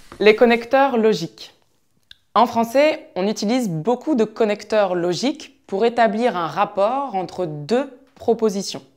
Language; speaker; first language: French; native; French